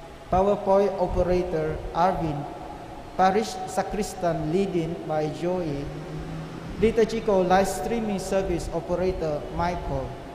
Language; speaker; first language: English; non-native, fluent; Vietnamese